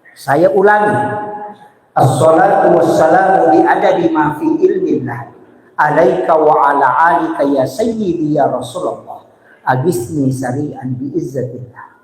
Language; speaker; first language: Indonesian; non-native, local second language; Buginese